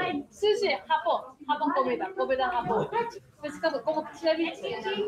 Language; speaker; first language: Spanish; non-native, learner; Korean